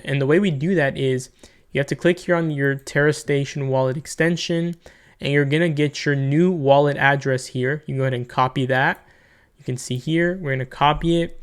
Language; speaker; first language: English; native; English